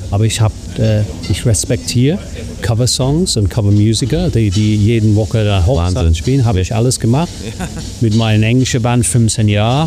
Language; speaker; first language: German; non-native, fluent; English